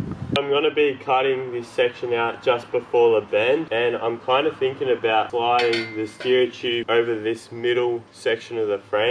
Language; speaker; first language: English; native; English